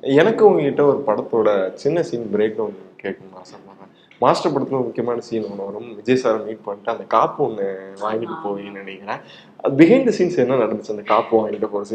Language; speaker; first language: Tamil; native; Tamil